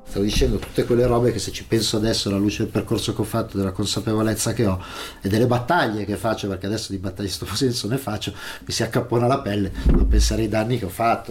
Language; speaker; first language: Italian; native; Italian